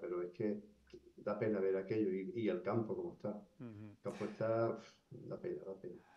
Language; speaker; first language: Spanish; native; Spanish